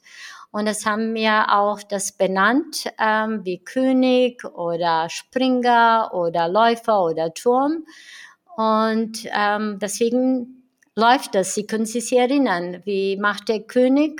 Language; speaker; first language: German; non-native, fluent; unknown